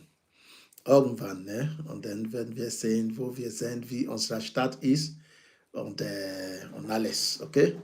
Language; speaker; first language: German; non-native, fluent; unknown